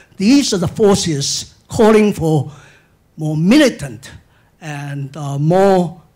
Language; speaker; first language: English; non-native, fluent; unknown